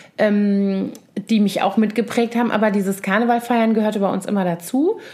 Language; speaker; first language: German; native; German